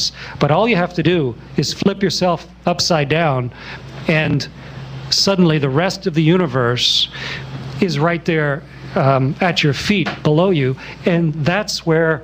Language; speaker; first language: English; native; English